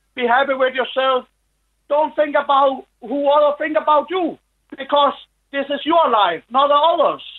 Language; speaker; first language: English; non-native, learner; Danish